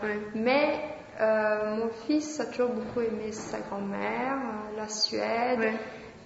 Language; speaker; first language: French; non-native, fluent; Swedish